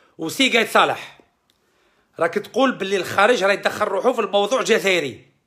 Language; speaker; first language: Arabic; early bilingual, heritage; Arabic